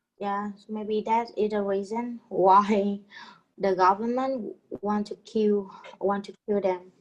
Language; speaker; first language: English; non-native, learner; Vietnamese